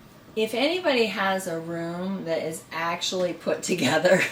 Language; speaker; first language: English; native; English